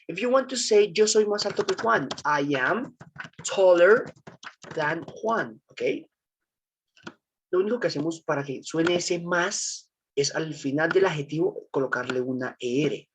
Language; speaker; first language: Spanish; native; Spanish